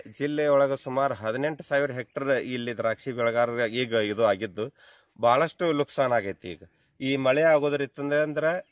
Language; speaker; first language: Kannada; native; Kannada